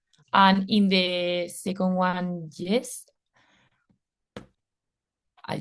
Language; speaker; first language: English; non-native, fluent; Spanish